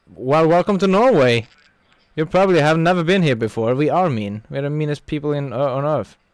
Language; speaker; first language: English; non-native, fluent; Norwegian